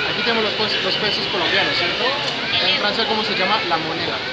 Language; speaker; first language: Spanish; non-native, fluent; French